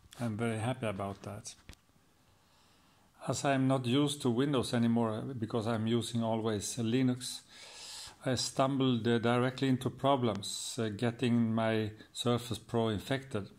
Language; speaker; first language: English; non-native, fluent; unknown